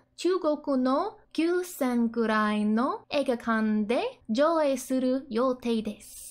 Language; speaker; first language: Japanese; non-native, fluent; English